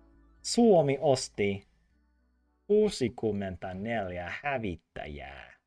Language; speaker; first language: Finnish; non-native, learner; English